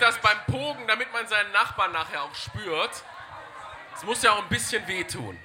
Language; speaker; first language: German; native; German